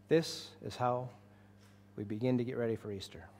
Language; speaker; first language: English; native; English